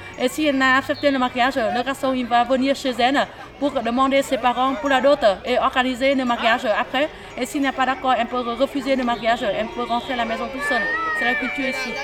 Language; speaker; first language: French; non-native, fluent; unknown